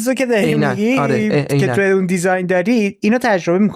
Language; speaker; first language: Persian; native; Persian